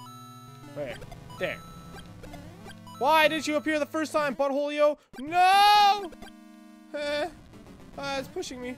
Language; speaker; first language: English; native; English